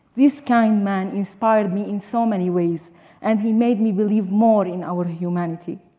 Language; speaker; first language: English; non-native, fluent; Arabic